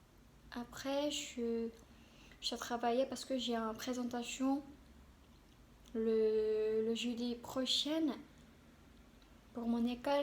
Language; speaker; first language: French; non-native, learner; Korean